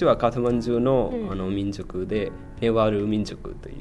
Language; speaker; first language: Japanese; non-native, fluent; Newari